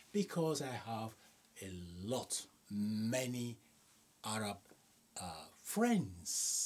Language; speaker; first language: English; non-native, local second language; Yoruba